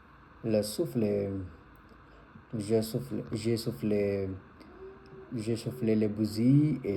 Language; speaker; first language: French; non-native, learner; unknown